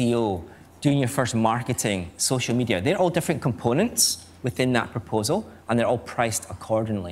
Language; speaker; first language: English; native; English